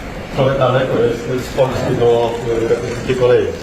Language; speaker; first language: Polish; non-native, fluent; Korean